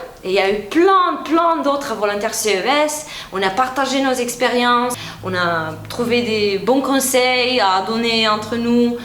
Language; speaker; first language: French; non-native, fluent; Romanian